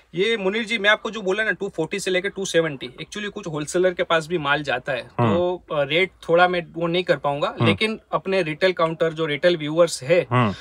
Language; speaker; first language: Hindi; non-native, local second language; Gujarati